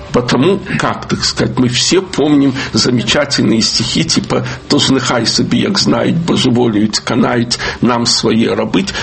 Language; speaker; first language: Russian; native; Russian